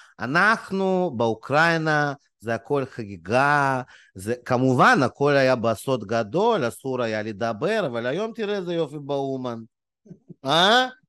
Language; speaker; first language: Hebrew; non-native, fluent; Russian